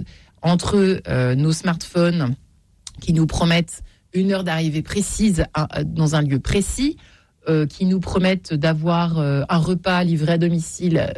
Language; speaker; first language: French; native; French